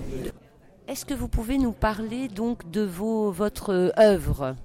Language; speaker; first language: French; native; French